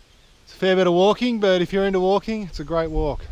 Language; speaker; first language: English; native; English